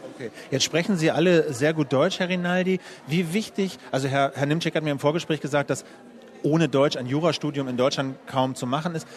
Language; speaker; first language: German; native; German